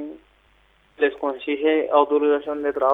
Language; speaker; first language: Spanish; non-native, learner; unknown